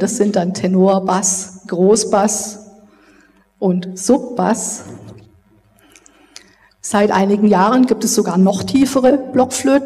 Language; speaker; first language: German; native; German